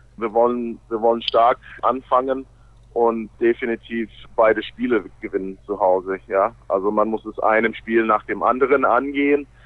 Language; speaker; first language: German; non-native, fluent; English